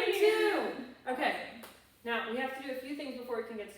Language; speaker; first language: English; native; English